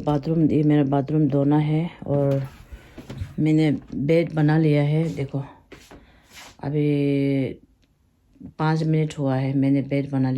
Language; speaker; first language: Hindi; non-native, local second language; Tibetan